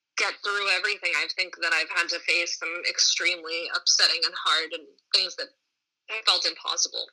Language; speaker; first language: English; native; English